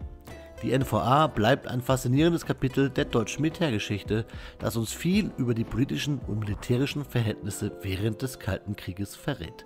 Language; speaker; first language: German; native; German